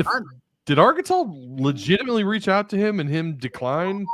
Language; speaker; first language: English; native; English